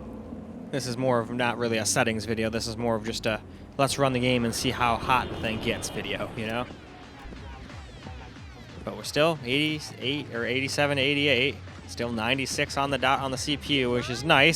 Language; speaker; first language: English; native; English